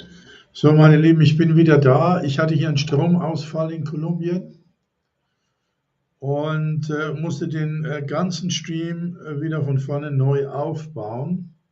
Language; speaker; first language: German; native; German